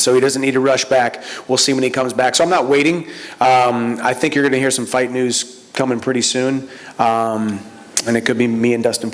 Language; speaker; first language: English; native; English